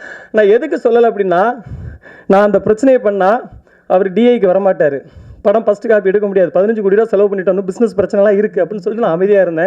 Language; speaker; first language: Tamil; native; Tamil